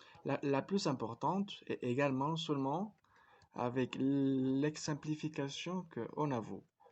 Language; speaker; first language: French; non-native, fluent; Spanish